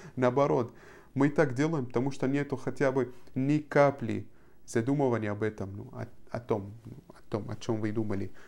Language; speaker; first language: Russian; non-native, fluent; Arabic